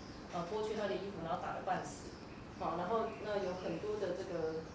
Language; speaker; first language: Chinese; native; Chinese